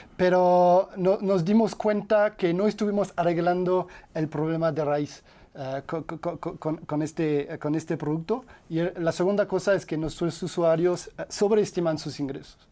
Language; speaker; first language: Spanish; non-native, fluent; French